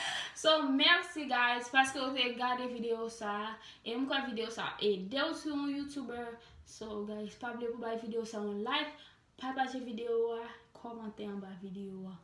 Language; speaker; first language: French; non-native, learner; Haitian Creole